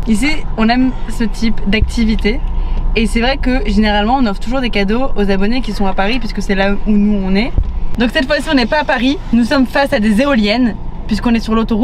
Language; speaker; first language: French; native; French